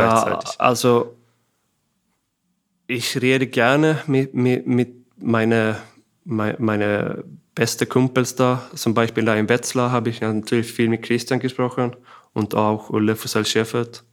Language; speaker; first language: German; non-native, fluent; Swedish